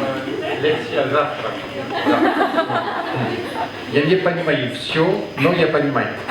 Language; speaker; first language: Russian; non-native, learner; French